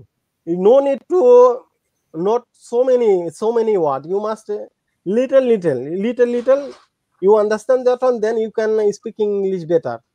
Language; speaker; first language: English; non-native, learner; Bangla